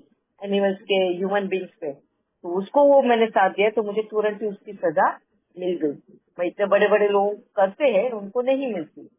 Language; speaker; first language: Hindi; native; Hindi